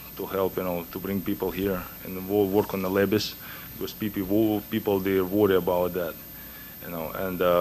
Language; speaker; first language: English; non-native, fluent; Russian